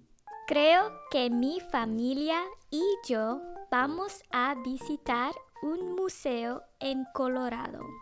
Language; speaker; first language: Spanish; non-native, learner; English